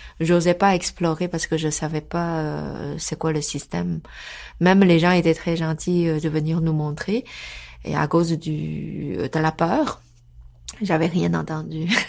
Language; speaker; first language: French; non-native, fluent; Chinese